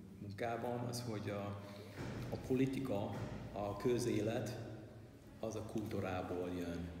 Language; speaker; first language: Hungarian; non-native, learner; English